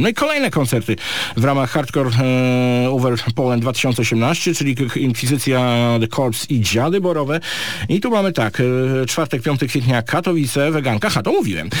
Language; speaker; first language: Polish; native; Polish